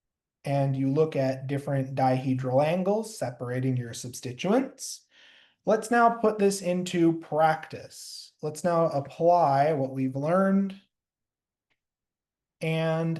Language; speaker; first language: English; native; English